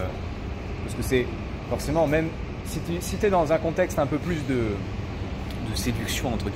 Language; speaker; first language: French; native; French